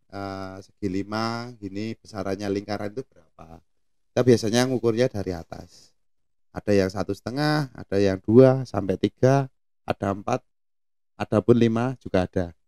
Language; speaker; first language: Indonesian; non-native, local second language; Javanese